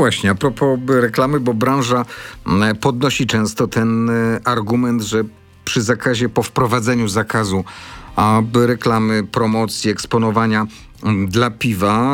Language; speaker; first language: Polish; native; Polish